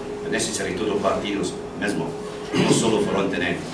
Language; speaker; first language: Spanish; non-native, learner; English